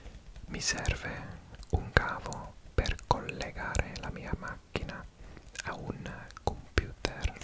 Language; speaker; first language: Italian; non-native, learner; English